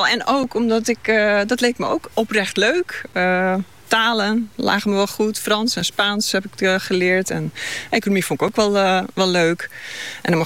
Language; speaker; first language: Dutch; native; Dutch